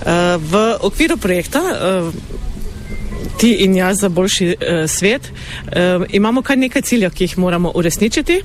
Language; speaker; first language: Slovenian; native; Slovenian